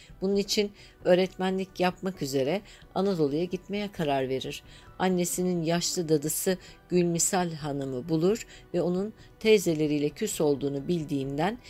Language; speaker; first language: Turkish; native; Turkish